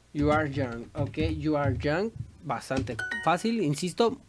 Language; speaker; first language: English; non-native, learner; Spanish